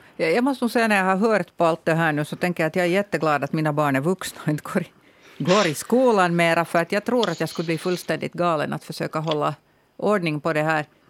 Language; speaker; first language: Swedish; native; Swedish